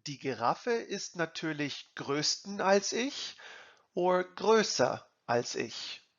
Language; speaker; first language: German; non-native, fluent; English